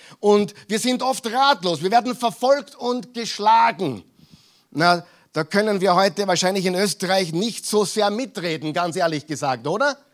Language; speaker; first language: German; non-native, fluent; English